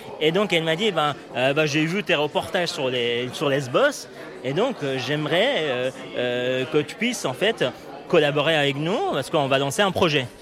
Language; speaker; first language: French; non-native, fluent; Persian